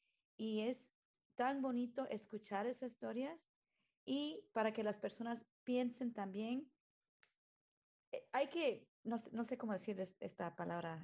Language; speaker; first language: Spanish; early bilingual, heritage; Spanish